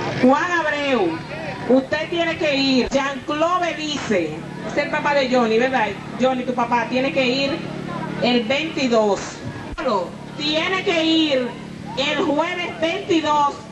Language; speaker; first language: Spanish; native; Spanish